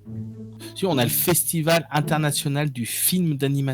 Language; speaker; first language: French; native; French